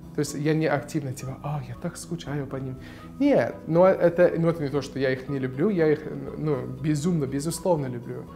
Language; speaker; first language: Russian; non-native, fluent; English